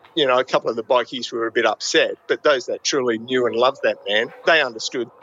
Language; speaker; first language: English; native; English